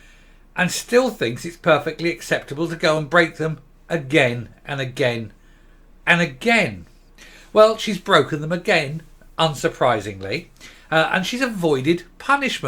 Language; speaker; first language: English; native; English